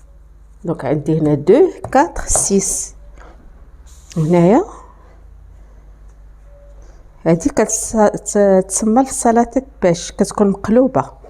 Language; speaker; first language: Arabic; native; Arabic